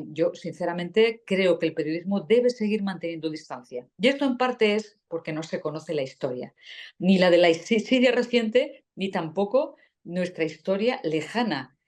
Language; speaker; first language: Spanish; native; Spanish